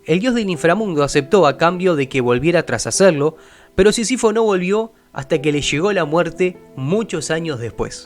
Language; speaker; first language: Spanish; native; Spanish